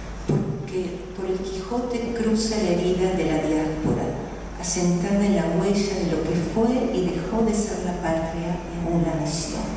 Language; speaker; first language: Spanish; native; Spanish